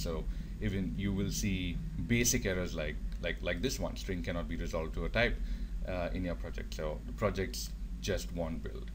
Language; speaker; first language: English; native; English